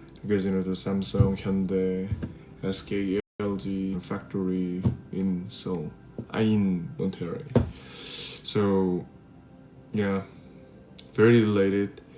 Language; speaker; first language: English; non-native, fluent; Korean